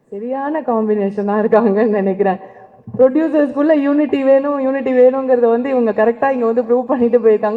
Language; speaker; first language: Tamil; native; Tamil